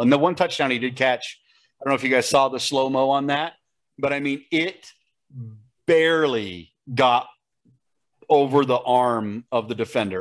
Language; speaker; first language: English; native; English